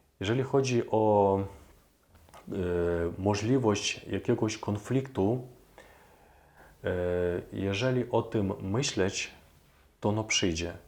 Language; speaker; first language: Polish; non-native, fluent; Ukrainian